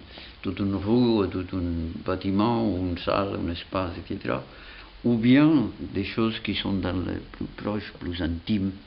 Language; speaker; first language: French; non-native, fluent; Catalan